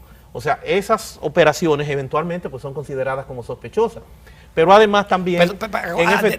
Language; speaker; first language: Spanish; native; Spanish